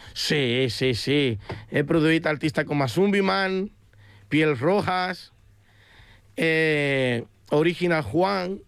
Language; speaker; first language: Catalan; early bilingual, other home language; Spanish